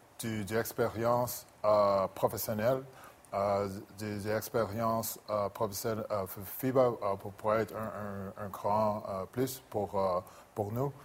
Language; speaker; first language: French; non-native, local second language; English